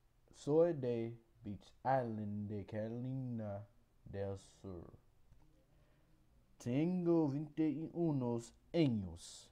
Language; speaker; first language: Spanish; non-native, learner; English